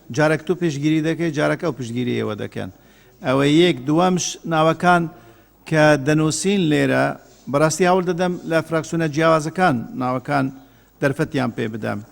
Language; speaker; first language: Central Kurdish; non-native, local second language; Kurdish